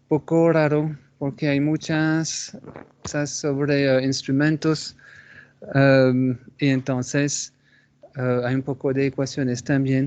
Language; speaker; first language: Spanish; non-native, fluent; French